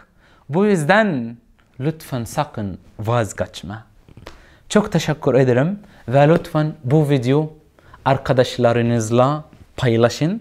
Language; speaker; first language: Turkish; non-native, learner; Arabic